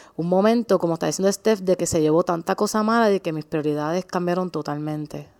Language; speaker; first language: Spanish; native; Spanish